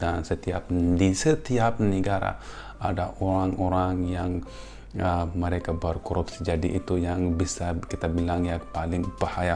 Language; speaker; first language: Indonesian; non-native, fluent; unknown